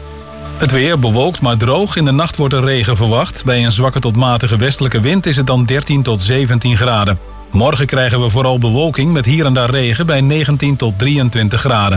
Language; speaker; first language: Dutch; native; Dutch